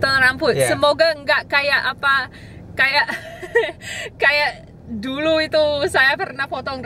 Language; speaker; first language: Indonesian; non-native, fluent; English